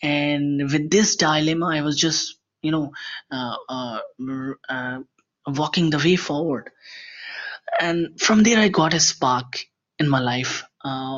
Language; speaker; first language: English; non-native, local second language; Hindi